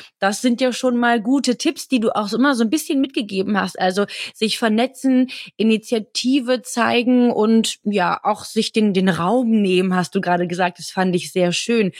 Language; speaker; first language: German; native; German